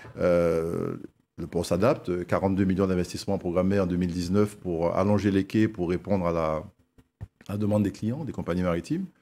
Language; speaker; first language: French; native; French